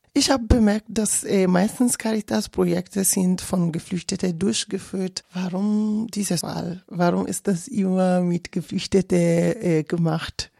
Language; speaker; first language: German; non-native, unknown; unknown